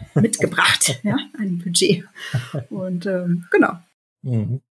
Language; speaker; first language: German; native; German